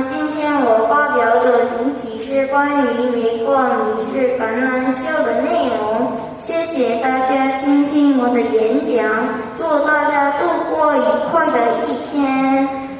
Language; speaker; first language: Chinese; non-native, learner; Korean